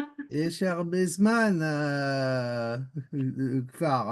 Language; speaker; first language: Hebrew; non-native, learner; French